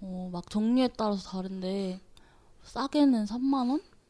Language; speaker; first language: Korean; native; Korean